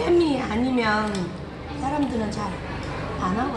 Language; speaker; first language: Korean; non-native, learner; Vietnamese